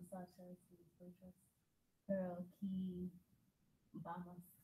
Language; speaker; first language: Spanish; non-native, learner; English